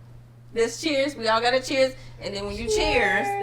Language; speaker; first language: English; native; English